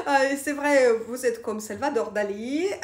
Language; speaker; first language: French; non-native, learner; Russian